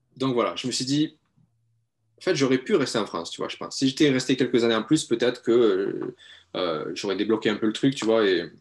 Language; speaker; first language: French; native; French